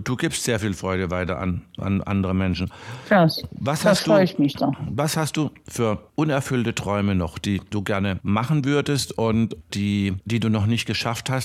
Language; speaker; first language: German; native; German